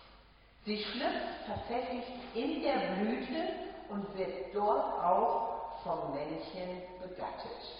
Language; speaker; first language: German; native; German